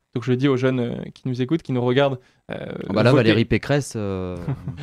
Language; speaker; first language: French; native; French